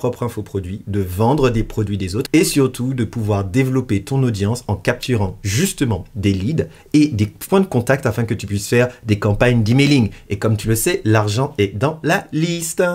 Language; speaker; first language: French; native; French